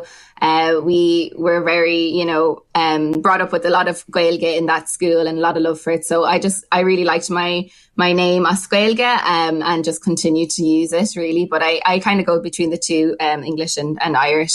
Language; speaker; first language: English; native; English